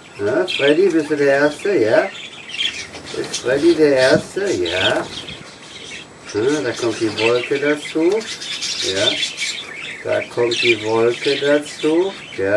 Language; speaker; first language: German; native; German